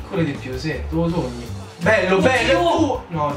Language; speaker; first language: Italian; native; Italian